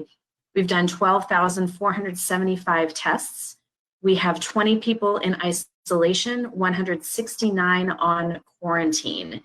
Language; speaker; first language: English; native; English